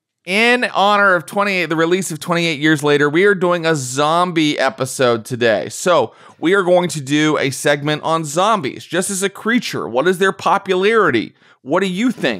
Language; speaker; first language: English; native; English